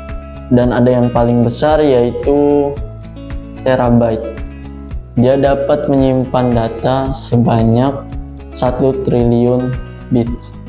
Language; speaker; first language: Indonesian; native; Indonesian